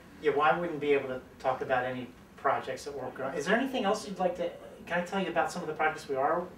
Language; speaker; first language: English; native; English